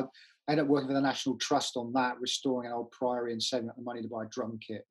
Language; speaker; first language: English; native; English